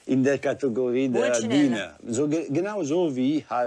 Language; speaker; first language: German; non-native, fluent; Italian